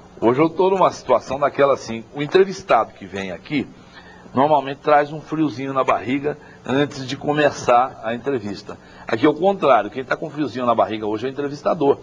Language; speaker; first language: Portuguese; native; Portuguese